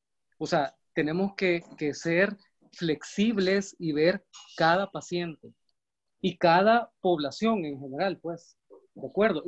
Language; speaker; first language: Spanish; native; Spanish